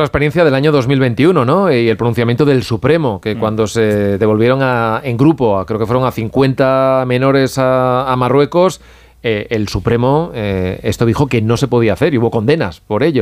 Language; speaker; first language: Spanish; native; Spanish